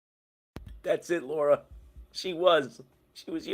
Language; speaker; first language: English; native; English